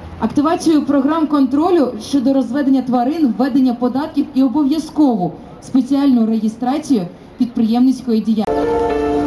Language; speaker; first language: Ukrainian; native; Ukrainian